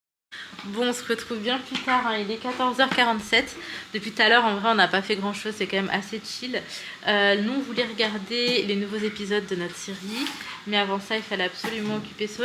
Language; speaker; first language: French; native; French